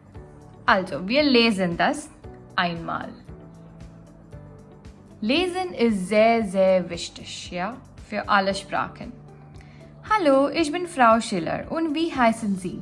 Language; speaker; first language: German; non-native, fluent; Gujarati